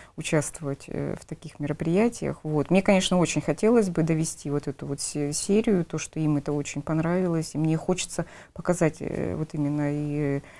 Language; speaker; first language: Russian; native; Russian